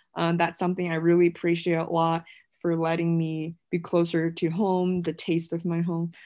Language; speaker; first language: English; non-native, fluent; Chinese